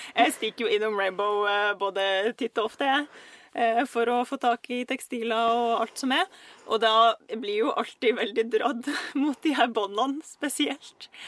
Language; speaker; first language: Norwegian; early bilingual, other home language; Russian